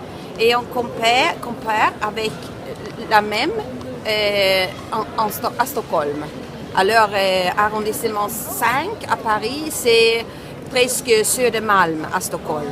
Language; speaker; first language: French; non-native, learner; Swedish